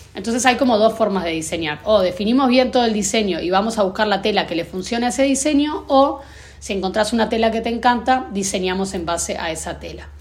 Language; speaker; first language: Spanish; native; Spanish